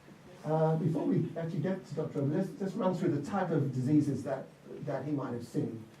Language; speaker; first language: English; native; English